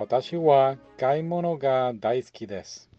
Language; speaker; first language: Japanese; non-native, learner; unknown